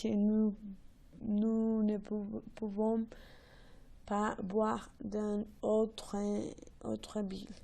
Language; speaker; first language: French; non-native, learner; Spanish